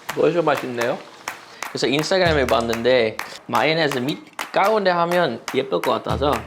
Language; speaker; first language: Korean; non-native, fluent; Dutch